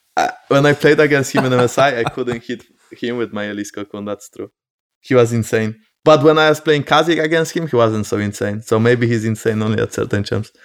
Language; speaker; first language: English; non-native, fluent; Polish